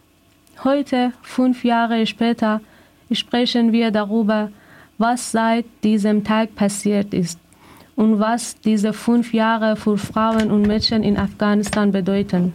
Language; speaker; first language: German; non-native, fluent; Persian